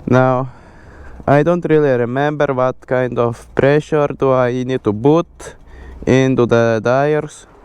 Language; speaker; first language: English; non-native, learner; Estonian